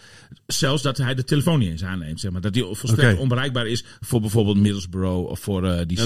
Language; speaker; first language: Dutch; native; Dutch